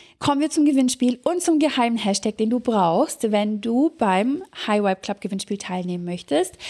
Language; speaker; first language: German; early bilingual, other home language; Serbian